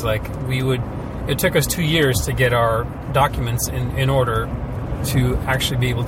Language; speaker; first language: English; early bilingual, other home language; Ukrainian